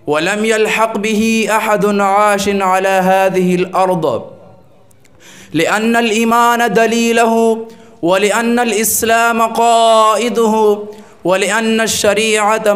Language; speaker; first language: Arabic; non-native, fluent; Urdu